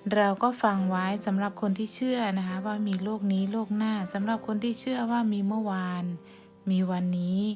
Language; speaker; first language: Thai; native; Thai